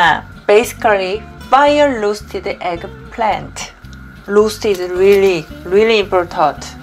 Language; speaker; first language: English; non-native, learner; Korean